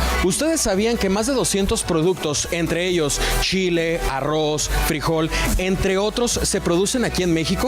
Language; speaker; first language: Spanish; native; Spanish